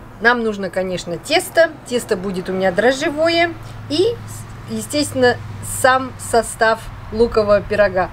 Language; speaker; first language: Russian; non-native, local second language; Armenian